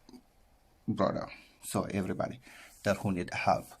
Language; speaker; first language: English; non-native, learner; Wolof